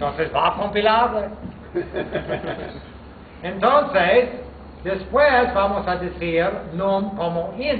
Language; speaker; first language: Spanish; non-native, fluent; English